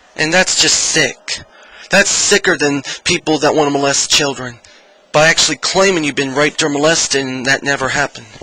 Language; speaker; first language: English; native; English